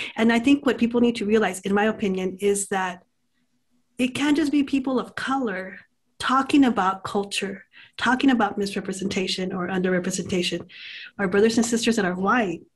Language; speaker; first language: English; native; English